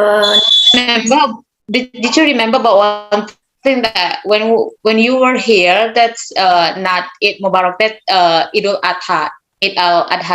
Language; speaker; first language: English; non-native, learner; Indonesian